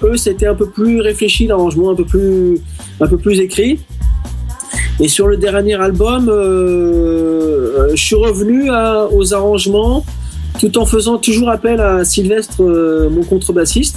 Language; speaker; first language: French; native; French